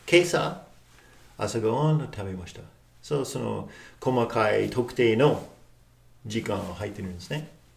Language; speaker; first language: Japanese; non-native, fluent; English